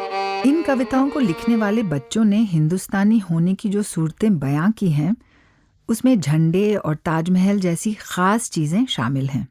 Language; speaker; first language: Hindi; native; Hindi